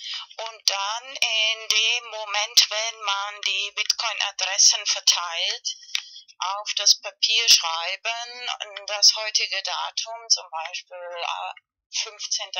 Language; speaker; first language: German; non-native, learner; Spanish